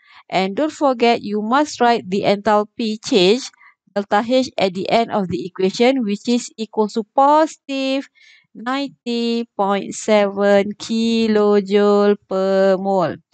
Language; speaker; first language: English; non-native, local second language; Malay